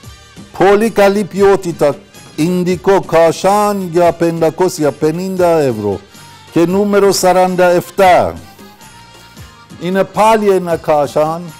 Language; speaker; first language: Greek; non-native, fluent; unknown